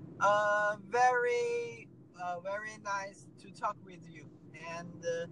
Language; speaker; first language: English; non-native, learner; Chinese